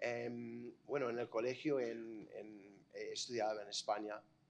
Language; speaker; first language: Spanish; non-native, fluent; English